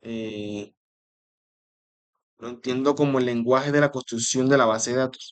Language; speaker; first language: Spanish; native; Spanish